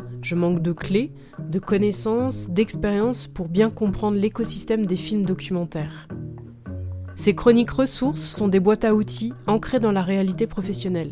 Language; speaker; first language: French; native; French